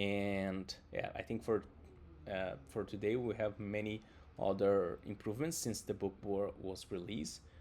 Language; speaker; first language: English; non-native, fluent; Portuguese